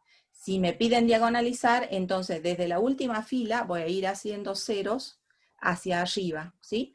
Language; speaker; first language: Spanish; native; Spanish